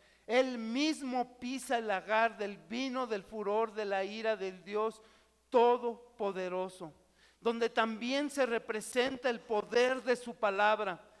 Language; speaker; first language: Spanish; native; Spanish